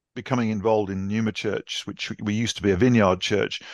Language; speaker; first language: English; native; English